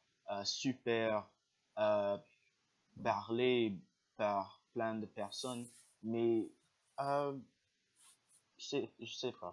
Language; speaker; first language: French; non-native, learner; English